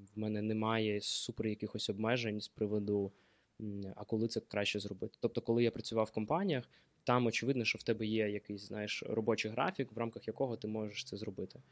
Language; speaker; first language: Ukrainian; non-native, local second language; Russian